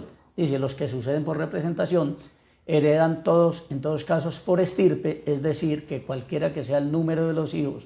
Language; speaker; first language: Spanish; native; Spanish